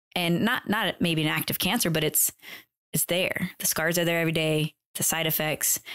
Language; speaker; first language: English; native; English